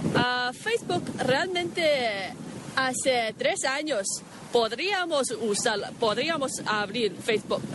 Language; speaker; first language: Spanish; non-native, learner; Chinese